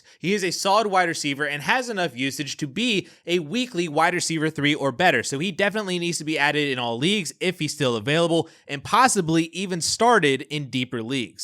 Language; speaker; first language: English; native; English